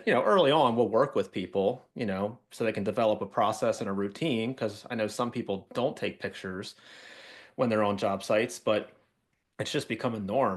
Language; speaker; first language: English; native; English